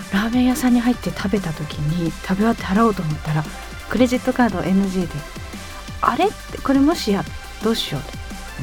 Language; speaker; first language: Japanese; early bilingual, heritage; Japanese